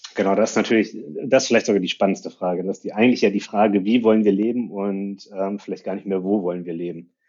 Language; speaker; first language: German; native; German